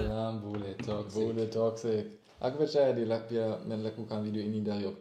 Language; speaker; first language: Indonesian; non-native, learner; German